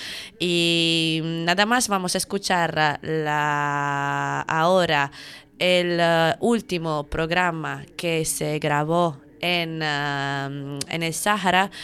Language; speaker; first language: Spanish; native; Spanish